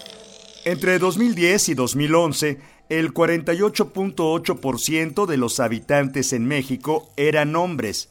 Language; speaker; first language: Spanish; native; Spanish